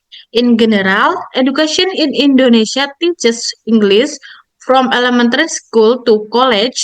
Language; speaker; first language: English; non-native, learner; Indonesian